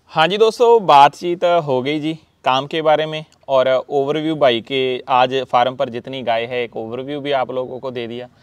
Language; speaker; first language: Hindi; non-native, local second language; Punjabi